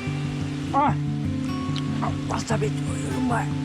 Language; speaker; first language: Japanese; native; Japanese